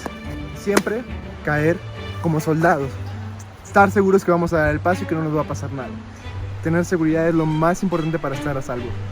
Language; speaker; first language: Spanish; native; Spanish